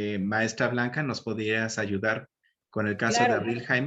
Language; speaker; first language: Spanish; native; Spanish